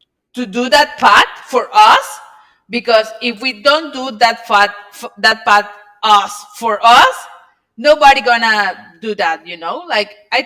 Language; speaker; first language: English; non-native, learner; Spanish